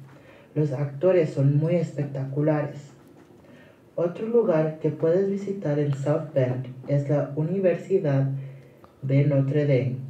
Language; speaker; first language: Spanish; non-native, learner; English